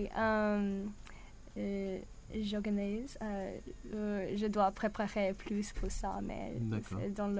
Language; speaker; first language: French; non-native, learner; English